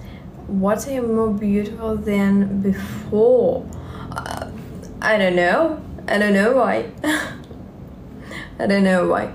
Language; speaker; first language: English; non-native, learner; Russian